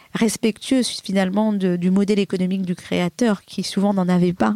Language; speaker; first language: French; early bilingual, other home language; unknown